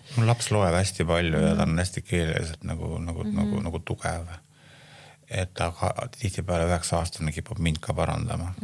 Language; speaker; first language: Estonian; native; Estonian